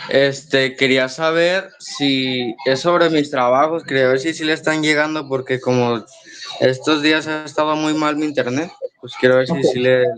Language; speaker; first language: Spanish; native; Spanish